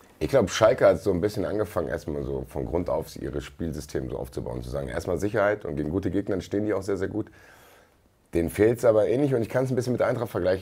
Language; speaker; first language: German; native; German